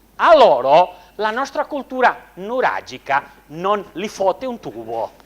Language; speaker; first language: Italian; non-native, fluent; Spanish